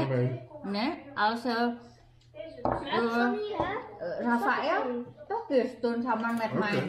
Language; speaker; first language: Dutch; non-native, learner; Indonesian